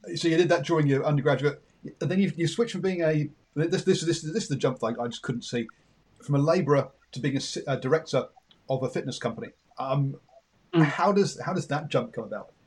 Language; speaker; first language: English; native; English